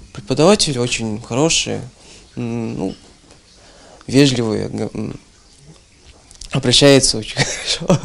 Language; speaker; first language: Russian; non-native, local second language; Tuvinian